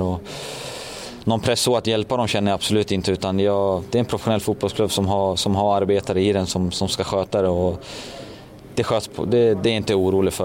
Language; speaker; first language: Swedish; native; Swedish